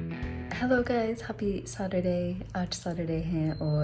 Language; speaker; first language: Hindi; non-native, learner; English